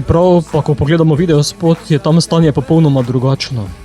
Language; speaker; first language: Slovenian; native; Slovenian